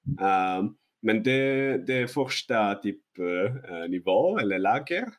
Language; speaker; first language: Swedish; non-native, learner; Italian